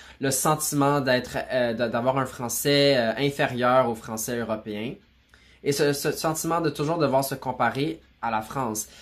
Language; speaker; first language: French; native; French